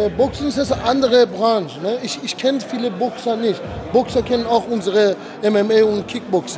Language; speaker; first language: German; non-native, fluent; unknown